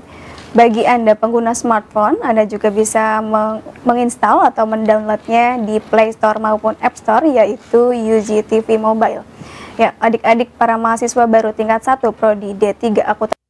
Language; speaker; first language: Indonesian; native; Indonesian